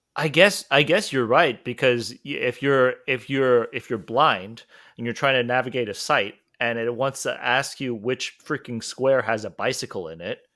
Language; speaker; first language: English; non-native, local second language; Cantonese